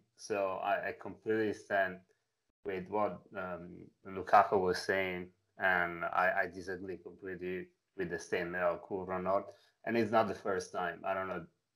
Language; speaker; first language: English; non-native, fluent; Italian